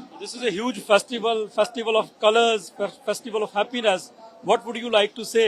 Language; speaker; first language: English; non-native, local second language; Punjabi